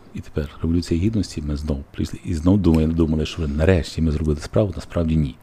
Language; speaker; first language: Ukrainian; native; Ukrainian